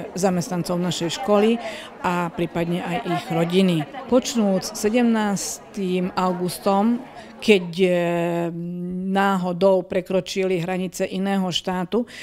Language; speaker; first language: Slovak; native; Slovak